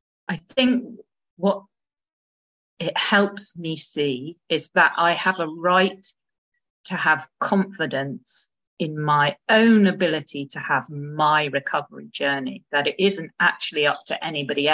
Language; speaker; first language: English; native; English